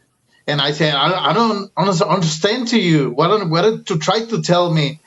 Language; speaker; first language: English; early bilingual, other home language; Spanish